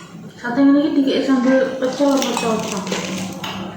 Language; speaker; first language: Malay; non-native, local second language; Javanese